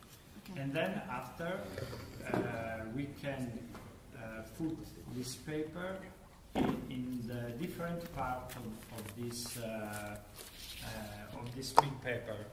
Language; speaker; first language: English; non-native, learner; Italian